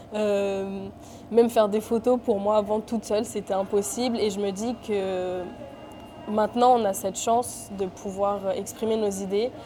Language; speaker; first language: French; native; French